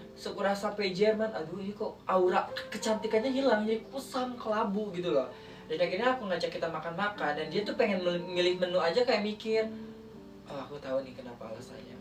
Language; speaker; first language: Indonesian; native; Indonesian